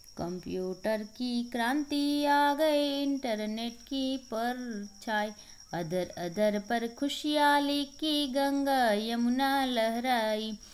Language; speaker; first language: Hindi; non-native, local second language; Gujarati